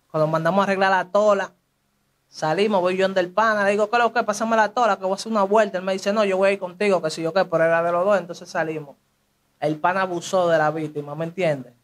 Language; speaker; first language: Spanish; native; Spanish